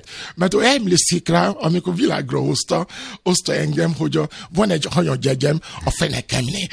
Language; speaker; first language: Hungarian; non-native, learner; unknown